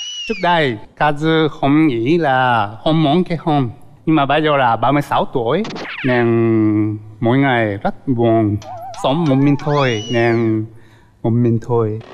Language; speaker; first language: Vietnamese; non-native, learner; Japanese